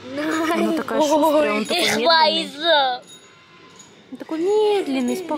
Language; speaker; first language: Russian; native; Russian